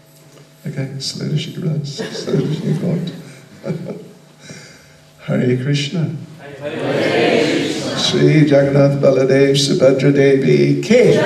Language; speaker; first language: Russian; non-native, learner; English